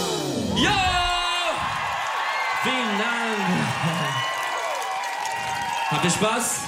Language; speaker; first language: German; non-native, learner; Turkish